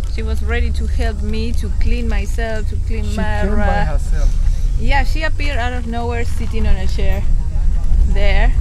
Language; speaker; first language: English; non-native, fluent; Spanish